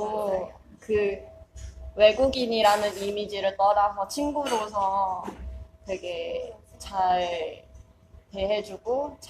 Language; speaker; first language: Korean; non-native, fluent; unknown